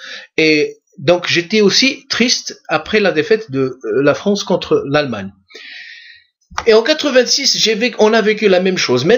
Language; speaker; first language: French; non-native, local second language; Arabic